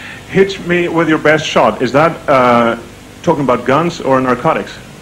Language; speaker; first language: English; non-native, fluent; Swedish